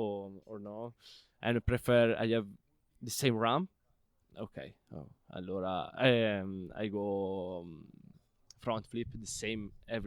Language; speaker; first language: English; non-native, learner; Italian